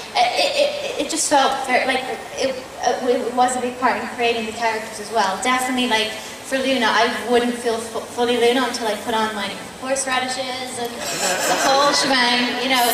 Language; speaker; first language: English; native; English